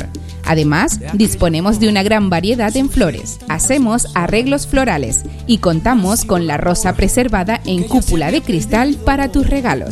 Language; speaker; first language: Spanish; native; Spanish